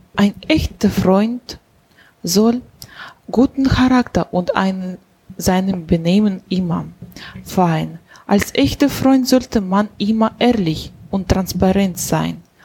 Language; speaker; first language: German; non-native, learner; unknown